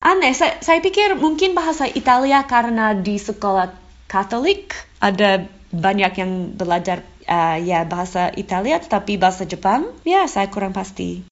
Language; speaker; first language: Indonesian; non-native, fluent; English